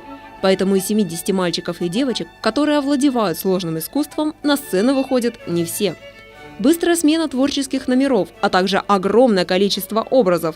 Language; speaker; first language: Russian; native; Russian